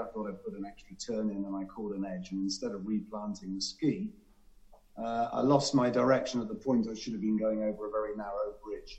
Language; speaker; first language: English; native; English